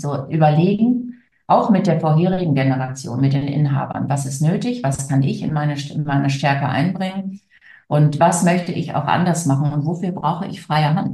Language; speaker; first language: German; native; German